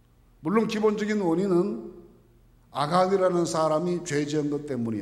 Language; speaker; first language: Korean; native; Korean